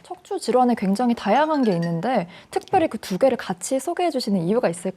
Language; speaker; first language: Korean; native; Korean